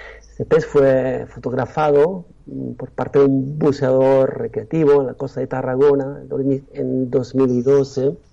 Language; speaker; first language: Spanish; non-native, fluent; Italian